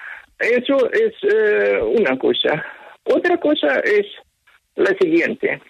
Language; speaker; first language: Spanish; non-native, fluent; Ukrainian